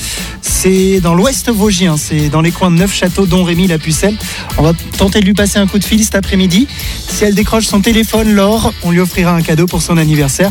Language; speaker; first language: French; native; French